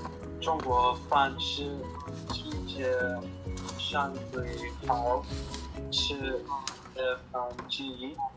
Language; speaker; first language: Chinese; non-native, learner; English